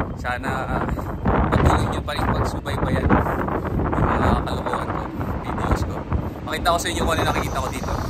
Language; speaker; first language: Filipino; native; Filipino